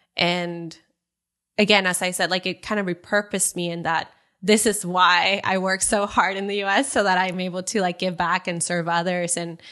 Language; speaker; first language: English; early bilingual, other home language; Spanish